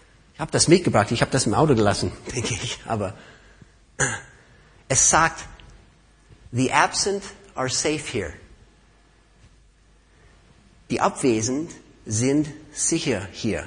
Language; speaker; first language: German; non-native, fluent; English